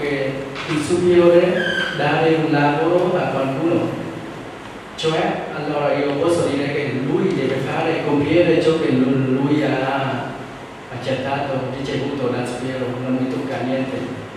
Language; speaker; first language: Italian; non-native, learner; Vietnamese